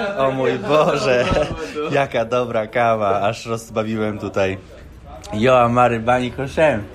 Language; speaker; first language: Polish; native; Polish